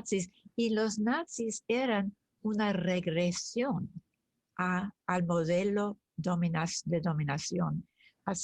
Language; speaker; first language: Spanish; early bilingual, other home language; German